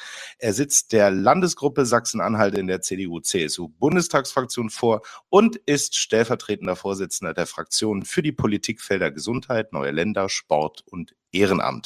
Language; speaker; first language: German; native; German